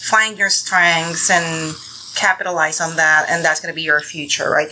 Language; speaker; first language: English; non-native, local second language; Filipino